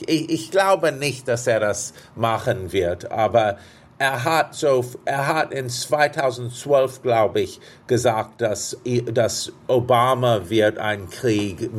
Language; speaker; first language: German; non-native, fluent; English